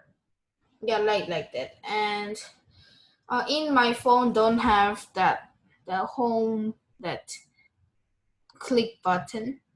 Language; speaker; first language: English; non-native, learner; Korean